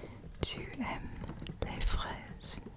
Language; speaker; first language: French; non-native, learner; English